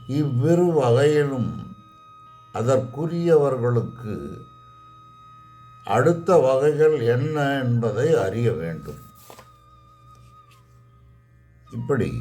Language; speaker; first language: Tamil; native; Tamil